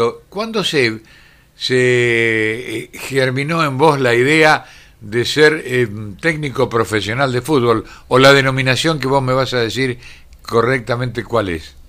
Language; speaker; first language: Spanish; native; Spanish